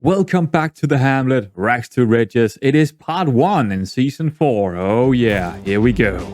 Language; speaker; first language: English; non-native, fluent; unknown